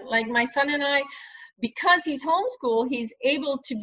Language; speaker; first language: English; native; English